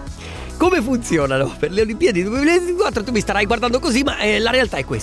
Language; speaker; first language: Italian; native; Italian